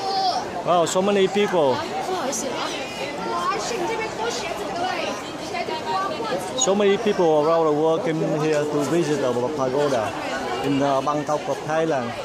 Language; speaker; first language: English; non-native, learner; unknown